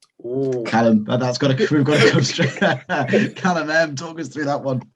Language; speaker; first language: English; native; English